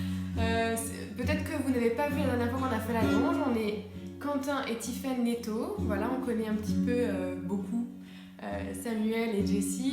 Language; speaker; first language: French; native; French